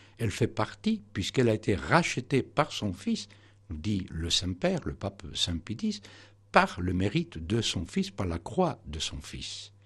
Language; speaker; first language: French; non-native, fluent; Spanish